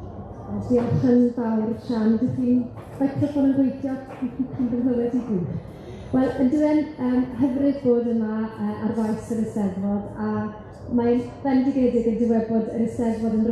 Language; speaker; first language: Welsh; native; Welsh